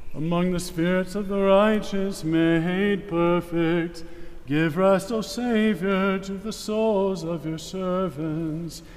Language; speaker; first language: English; native; English